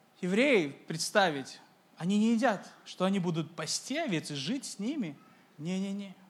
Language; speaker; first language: Russian; native; Russian